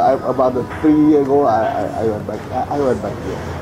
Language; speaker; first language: English; non-native, learner; Vietnamese